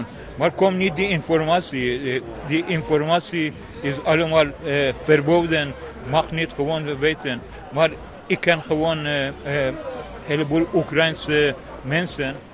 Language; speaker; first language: Dutch; non-native, learner; Persian